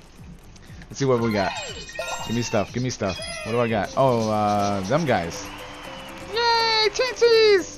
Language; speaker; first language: English; native; English